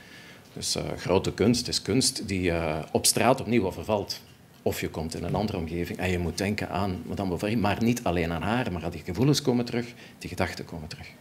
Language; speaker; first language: Dutch; native; Dutch